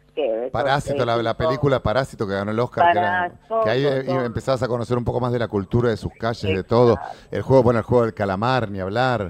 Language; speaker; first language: Spanish; native; Spanish